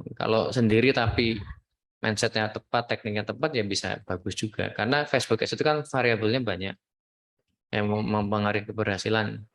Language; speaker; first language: Indonesian; native; Indonesian